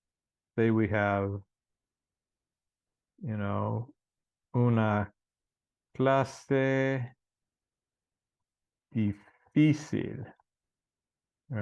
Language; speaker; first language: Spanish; non-native, fluent; English